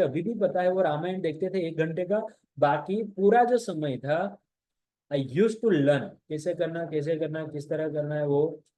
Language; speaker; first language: Hindi; non-native, local second language; Gujarati